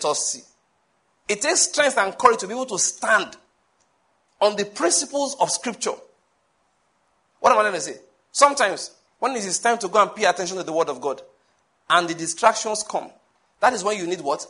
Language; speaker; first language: English; non-native, local second language; Yoruba